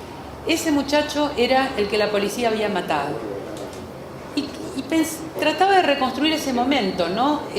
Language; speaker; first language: Spanish; native; Spanish